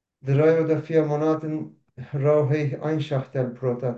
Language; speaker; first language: German; non-native, learner; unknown